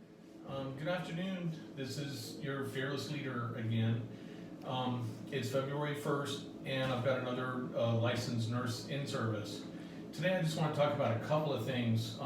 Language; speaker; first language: English; native; English